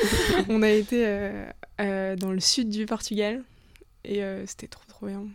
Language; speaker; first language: French; native; French